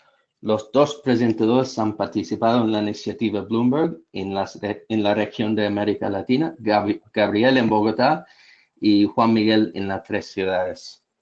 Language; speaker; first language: Spanish; non-native, fluent; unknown